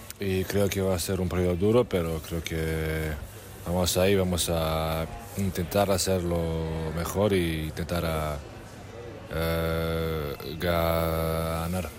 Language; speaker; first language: Spanish; non-native, fluent; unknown